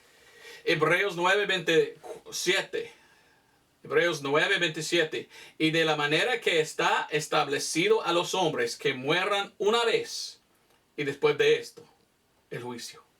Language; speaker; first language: Spanish; non-native, fluent; English